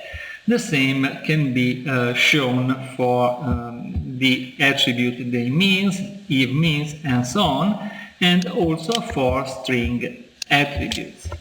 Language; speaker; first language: English; non-native, fluent; Italian